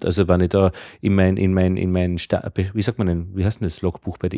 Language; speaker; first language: German; native; German